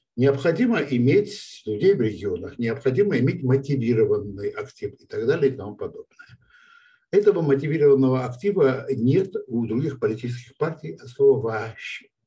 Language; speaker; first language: Russian; non-native, local second language; Georgian